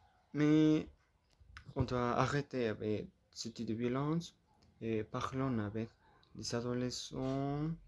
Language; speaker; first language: French; non-native, learner; Spanish